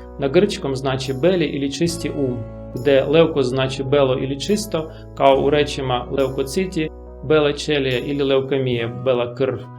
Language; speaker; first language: Serbian; non-native, fluent; Russian